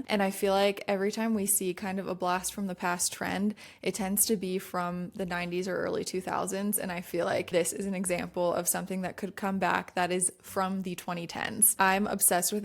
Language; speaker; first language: English; native; English